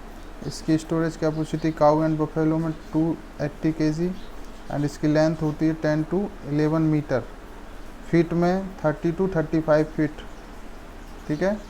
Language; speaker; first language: Hindi; native; Hindi